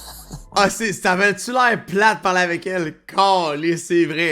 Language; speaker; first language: French; native; French